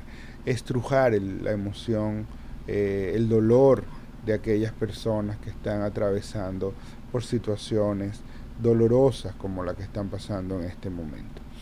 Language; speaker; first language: Spanish; native; Spanish